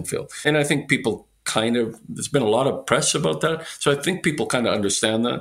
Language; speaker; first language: English; native; English